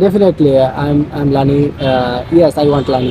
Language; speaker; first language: English; non-native, learner; Bangla